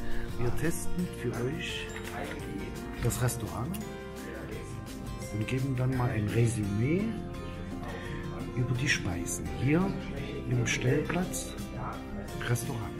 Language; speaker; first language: German; native; German